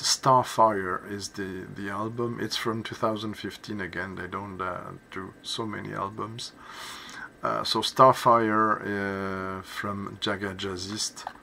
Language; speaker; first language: English; non-native, fluent; French